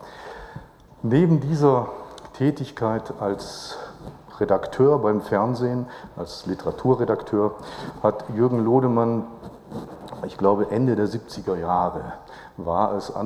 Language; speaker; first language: German; native; German